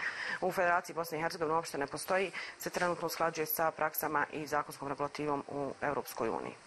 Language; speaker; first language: Croatian; native; Croatian